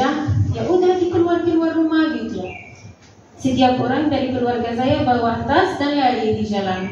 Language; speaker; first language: Indonesian; non-native, fluent; Arabic